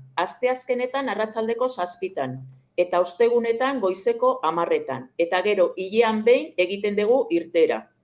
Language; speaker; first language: Basque; native; Basque